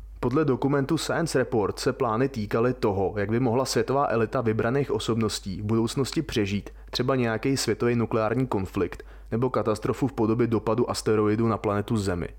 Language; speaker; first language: Czech; native; Czech